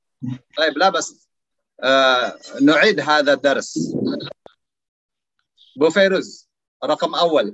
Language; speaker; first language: Arabic; non-native, fluent; Indonesian